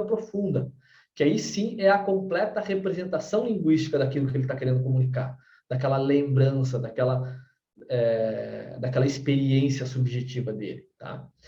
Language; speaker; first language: Portuguese; native; Portuguese